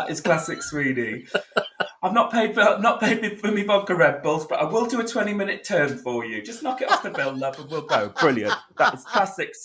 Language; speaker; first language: English; native; English